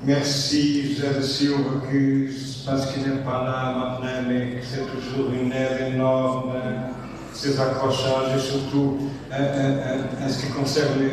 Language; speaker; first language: French; non-native, fluent; Portuguese